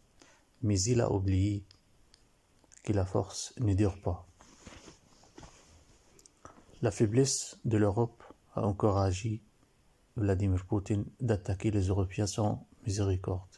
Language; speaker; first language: French; non-native, learner; Arabic